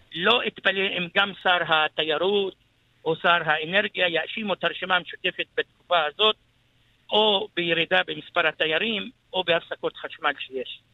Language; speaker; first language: Hebrew; non-native, local second language; Arabic